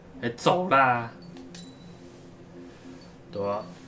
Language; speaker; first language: Chinese; native; Chinese